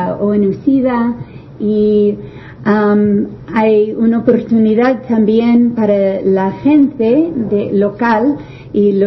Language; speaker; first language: Spanish; non-native, learner; English